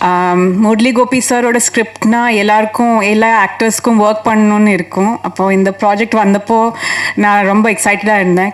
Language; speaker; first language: Tamil; non-native, fluent; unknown